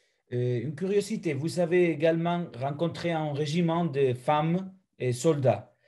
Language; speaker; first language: French; non-native, fluent; Spanish